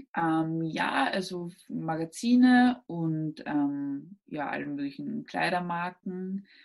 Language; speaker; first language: German; native; German